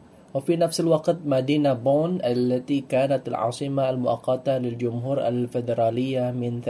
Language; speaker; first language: Arabic; non-native, fluent; Indonesian